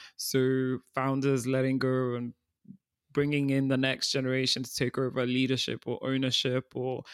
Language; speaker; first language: English; early bilingual, other home language; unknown